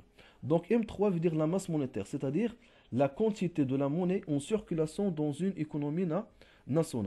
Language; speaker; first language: French; non-native, local second language; Arabic